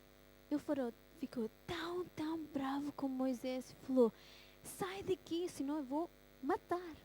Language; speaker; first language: Portuguese; early bilingual, heritage; Portuguese